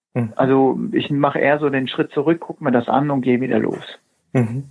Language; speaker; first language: German; native; German